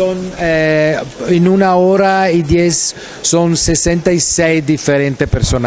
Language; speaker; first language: Spanish; non-native, fluent; Italian